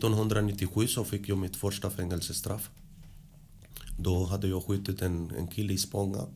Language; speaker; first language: Swedish; early bilingual, other home language; Spanish